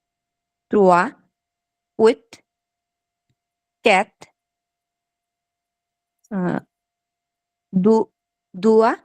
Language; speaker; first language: French; non-native, learner; Bangla